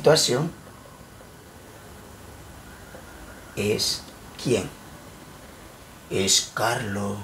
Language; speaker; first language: Spanish; native; Spanish